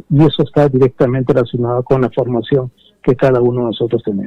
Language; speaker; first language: Spanish; native; Spanish